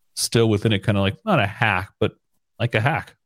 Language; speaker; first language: English; native; English